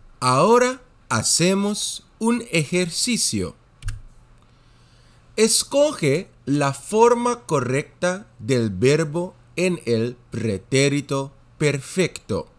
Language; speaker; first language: Spanish; non-native, fluent; Dutch